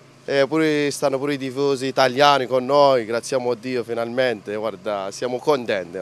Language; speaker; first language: Italian; non-native, fluent; Arabic